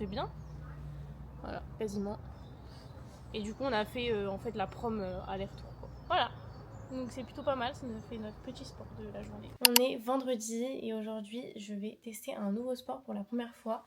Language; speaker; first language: French; native; French